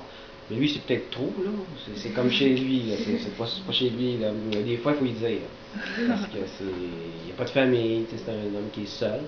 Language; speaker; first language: French; native; French